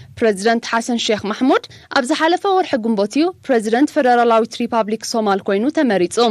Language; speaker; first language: Tigrinya; native; Tigrinya